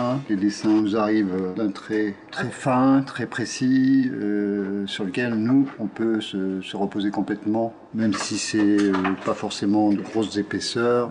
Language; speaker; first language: French; native; French